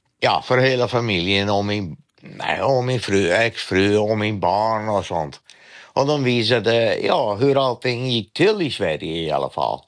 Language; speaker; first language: Swedish; non-native, learner; Dutch